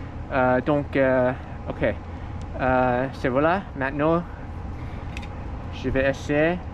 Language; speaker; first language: French; non-native, learner; English